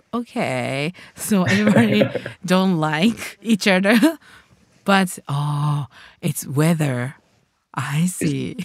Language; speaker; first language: English; non-native, learner; Japanese